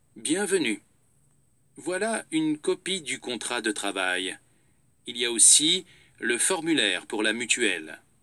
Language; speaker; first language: French; native; French